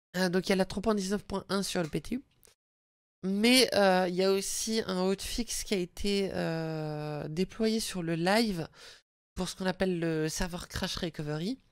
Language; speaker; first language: French; native; French